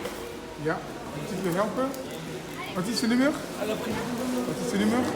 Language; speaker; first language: Dutch; non-native, learner; French